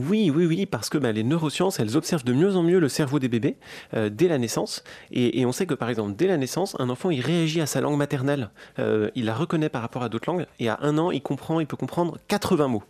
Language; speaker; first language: French; native; French